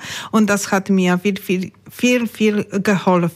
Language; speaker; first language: German; non-native, learner; Polish